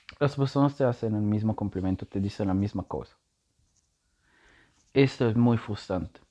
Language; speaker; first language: Spanish; non-native, learner; Italian